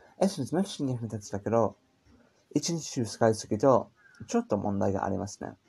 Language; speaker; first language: Japanese; non-native, learner; English